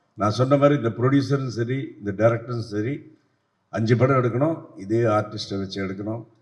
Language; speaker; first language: Tamil; native; Tamil